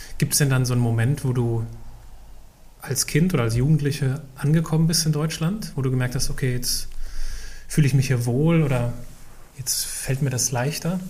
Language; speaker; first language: German; native; German